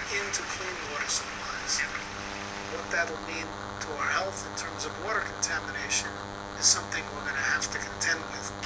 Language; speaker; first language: English; native; English